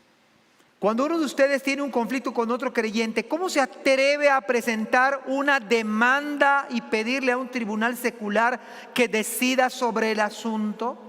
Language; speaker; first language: Spanish; native; Spanish